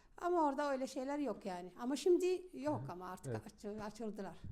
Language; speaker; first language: Turkish; non-native, learner; Arabic